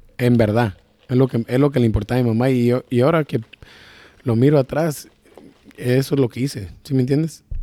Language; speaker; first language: Spanish; early bilingual, heritage; Spanish